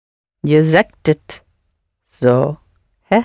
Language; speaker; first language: Dutch; non-native, learner; English